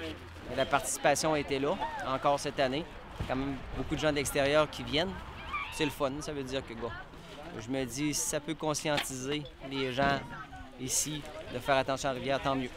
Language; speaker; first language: French; native; French